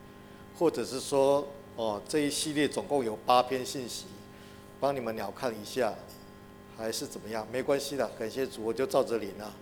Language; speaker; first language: Chinese; native; Chinese